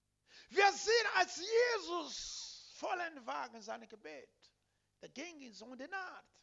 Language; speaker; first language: German; non-native, learner; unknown